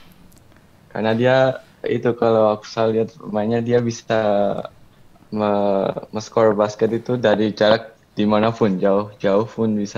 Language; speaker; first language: Indonesian; early bilingual, heritage; Indonesian